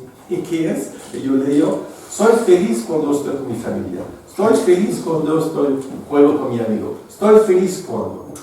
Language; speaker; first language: Spanish; non-native, fluent; French